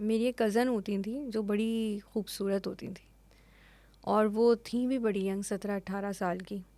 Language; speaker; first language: Urdu; native; Urdu